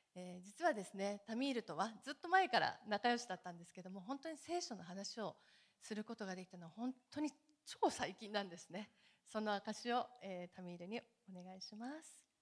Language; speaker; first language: Japanese; native; Japanese